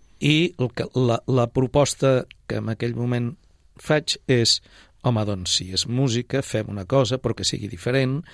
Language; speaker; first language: Catalan; native; Catalan